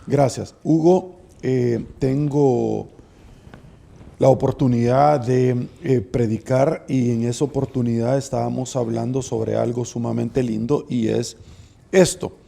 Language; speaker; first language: Spanish; native; Spanish